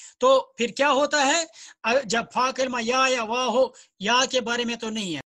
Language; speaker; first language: Hindi; non-native, local second language; Kashmiri